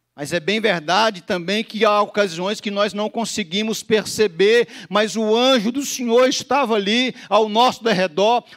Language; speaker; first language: Portuguese; native; Portuguese